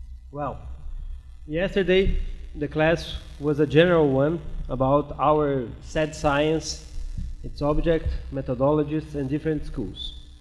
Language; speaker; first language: English; non-native, fluent; Portuguese